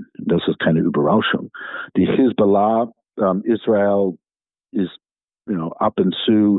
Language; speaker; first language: German; non-native, fluent; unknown